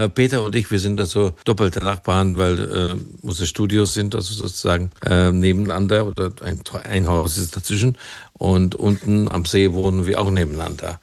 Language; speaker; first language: German; non-native, fluent; Hungarian